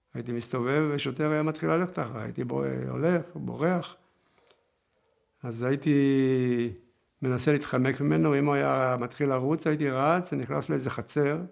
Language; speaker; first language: Hebrew; early bilingual, other home language; Yiddish